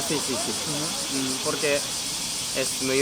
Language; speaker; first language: Spanish; non-native, learner; Japanese